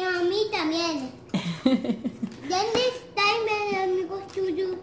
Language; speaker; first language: Spanish; early bilingual, heritage; Spanish